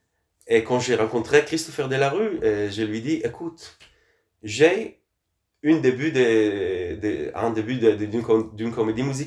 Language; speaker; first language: French; non-native, fluent; Hebrew